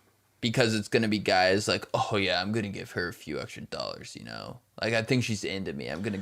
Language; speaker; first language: English; native; English